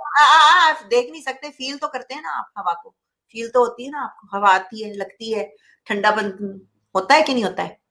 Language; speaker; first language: Urdu; native; Urdu